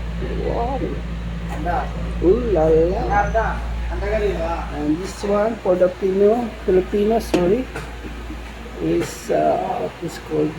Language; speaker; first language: English; non-native, local second language; Filipino